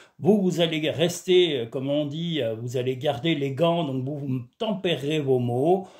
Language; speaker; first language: French; native; French